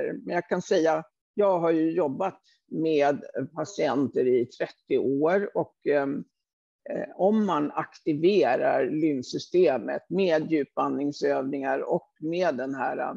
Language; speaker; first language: Swedish; native; Swedish